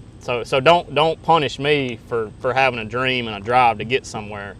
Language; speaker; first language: English; native; English